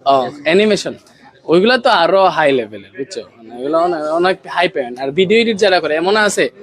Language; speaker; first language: Bangla; native; Bangla